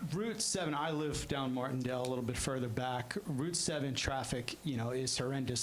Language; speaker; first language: English; native; English